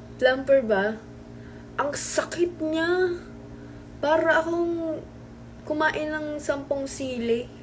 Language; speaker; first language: Filipino; native; Filipino